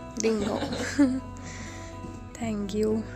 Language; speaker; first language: Hindi; native; Hindi